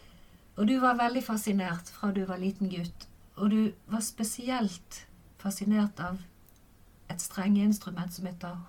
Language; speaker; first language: Norwegian; native; Norwegian